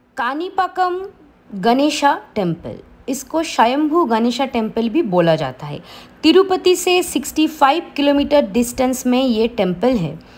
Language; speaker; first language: Hindi; non-native, local second language; Bangla